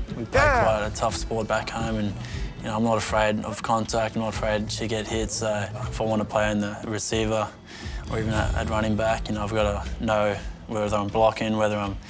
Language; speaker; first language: English; native; English